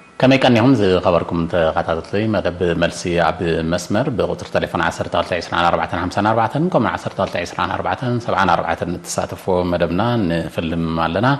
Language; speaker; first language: Tigrinya; native; Tigrinya